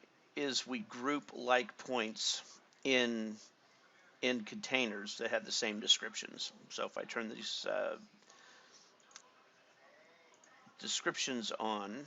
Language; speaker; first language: English; native; English